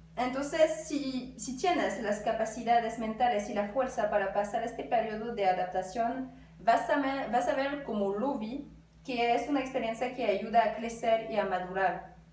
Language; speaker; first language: Spanish; non-native, fluent; French